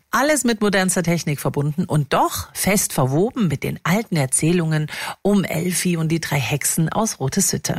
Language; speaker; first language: German; native; German